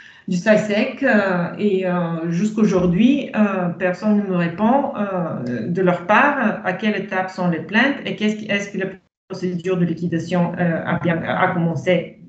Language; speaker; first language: French; non-native, fluent; Bulgarian